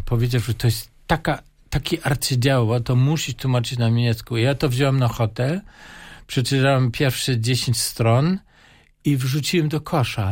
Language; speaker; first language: Polish; non-native, fluent; German